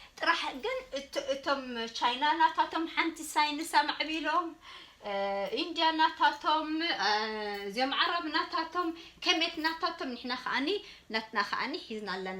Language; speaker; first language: Tigrinya; early bilingual, heritage; Tigrinya